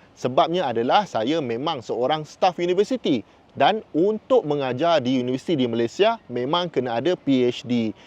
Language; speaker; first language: Malay; native; Malay